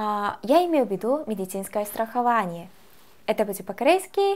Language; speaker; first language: Russian; non-native, fluent; Korean